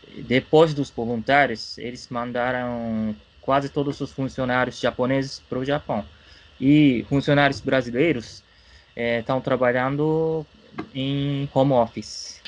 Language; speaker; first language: Portuguese; non-native, fluent; Japanese